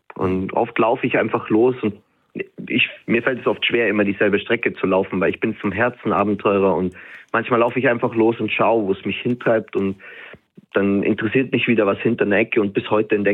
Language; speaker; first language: German; native; German